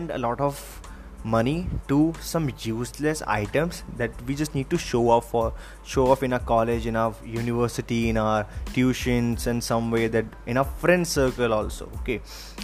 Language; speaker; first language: English; non-native, local second language; Hindi